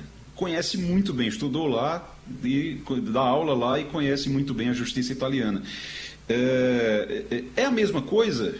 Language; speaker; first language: Portuguese; native; Portuguese